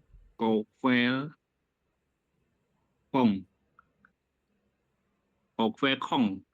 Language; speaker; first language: Vietnamese; non-native, learner; Khmer